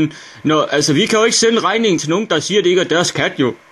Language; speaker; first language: Danish; native; Danish